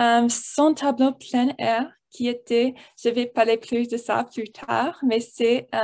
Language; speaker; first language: French; non-native, learner; English